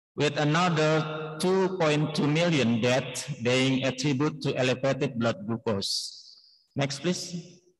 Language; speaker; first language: English; non-native, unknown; Indonesian